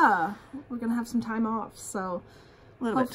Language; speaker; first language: English; native; English